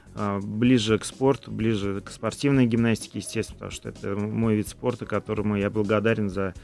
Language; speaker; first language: Russian; native; Russian